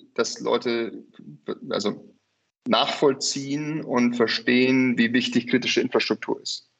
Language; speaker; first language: German; native; German